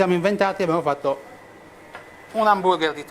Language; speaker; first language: Italian; native; Italian